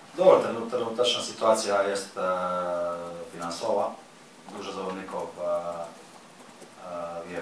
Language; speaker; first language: Polish; non-native, learner; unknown